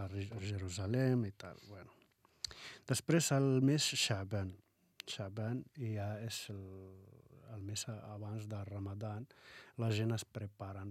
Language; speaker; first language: Catalan; non-native, fluent; Arabic